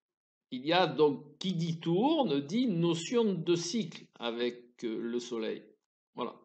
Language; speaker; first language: French; native; French